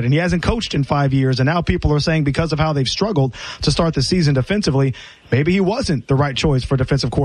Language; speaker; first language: English; native; English